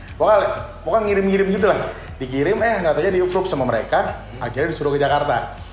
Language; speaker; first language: Indonesian; non-native, local second language; Banjar